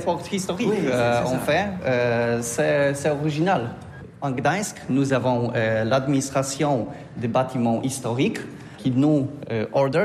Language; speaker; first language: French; non-native, learner; Polish